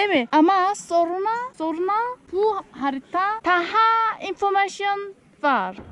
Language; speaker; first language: Turkish; non-native, learner; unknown